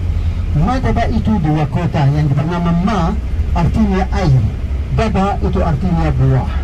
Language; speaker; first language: Indonesian; non-native, learner; Arabic